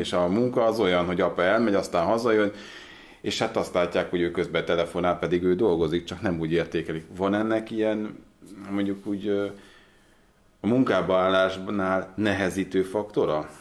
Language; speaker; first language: Hungarian; native; Hungarian